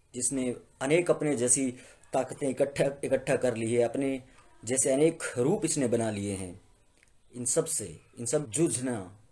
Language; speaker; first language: Hindi; native; Hindi